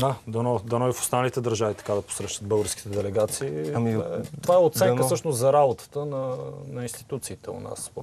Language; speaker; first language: Bulgarian; native; Bulgarian